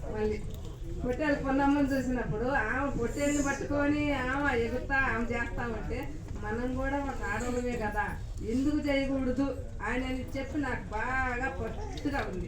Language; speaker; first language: Telugu; native; Telugu